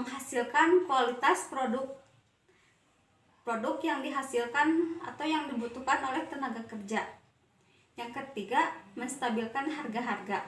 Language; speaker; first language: Indonesian; native; Indonesian